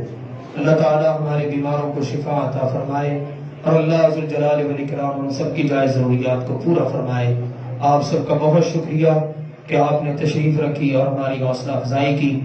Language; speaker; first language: Urdu; native; Urdu